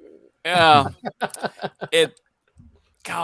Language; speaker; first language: English; native; English